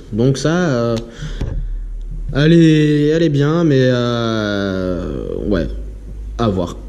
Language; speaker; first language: French; native; French